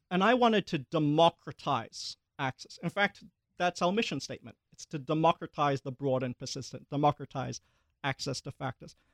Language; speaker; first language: English; early bilingual, other home language; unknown